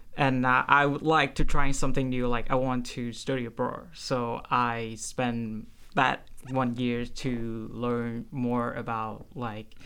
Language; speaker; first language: English; non-native, fluent; Vietnamese